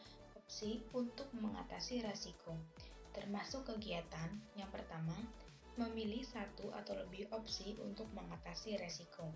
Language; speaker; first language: Indonesian; native; Indonesian